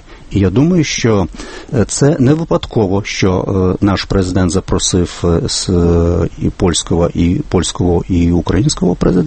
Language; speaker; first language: Ukrainian; non-native, fluent; Lithuanian